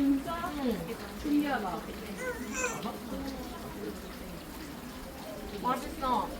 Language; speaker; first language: Korean; non-native, learner; Japanese